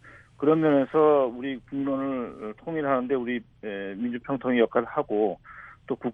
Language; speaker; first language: Korean; native; Korean